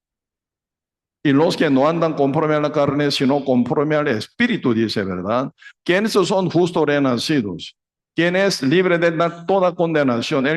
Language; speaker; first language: Spanish; non-native, fluent; Korean